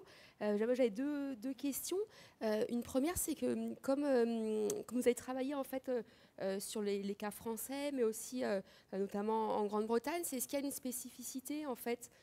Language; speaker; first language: French; native; French